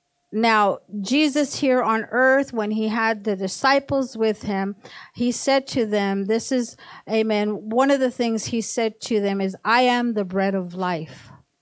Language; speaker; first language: English; early bilingual, other home language; Spanish